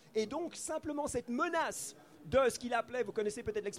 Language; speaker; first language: French; native; French